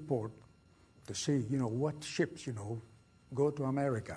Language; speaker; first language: English; non-native, fluent; Greek